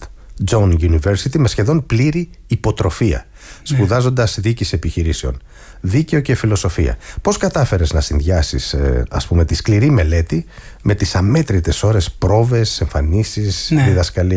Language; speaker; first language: Greek; native; Greek